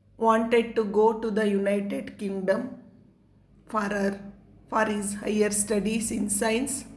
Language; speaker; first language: English; non-native, local second language; Kannada